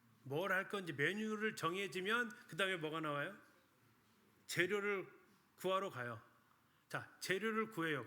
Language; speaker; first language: Korean; native; Korean